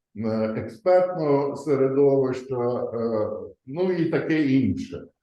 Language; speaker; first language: Ukrainian; native; Ukrainian